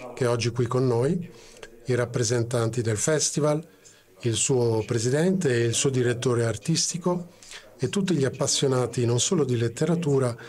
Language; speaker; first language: Italian; non-native, fluent; Czech